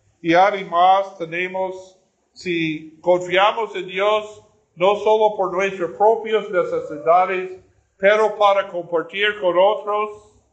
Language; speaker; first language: Spanish; non-native, learner; English